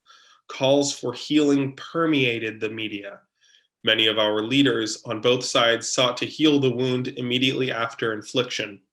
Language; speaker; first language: English; native; English